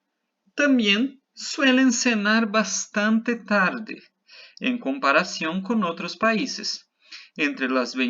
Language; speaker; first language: Spanish; non-native, fluent; Portuguese